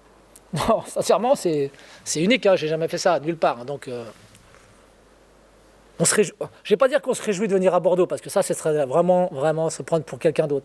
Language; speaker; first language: French; native; French